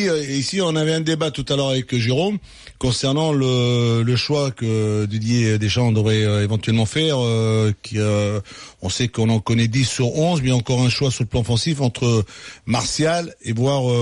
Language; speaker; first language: French; native; French